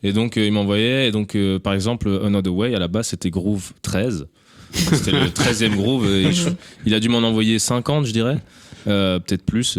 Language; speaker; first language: French; native; French